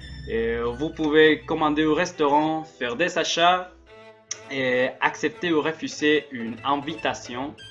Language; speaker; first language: French; non-native, learner; Spanish